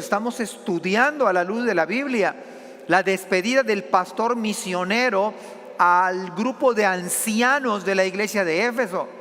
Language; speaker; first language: Spanish; native; Spanish